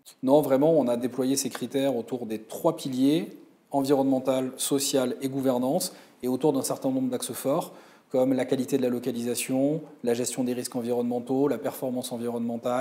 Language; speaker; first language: French; native; French